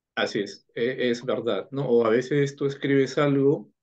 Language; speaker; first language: Spanish; native; Spanish